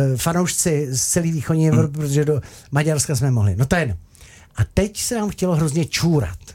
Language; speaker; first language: Czech; native; Czech